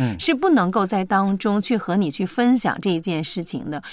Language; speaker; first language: Chinese; native; Chinese